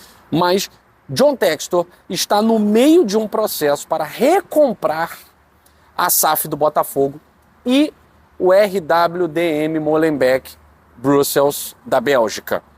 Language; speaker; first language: Portuguese; native; Portuguese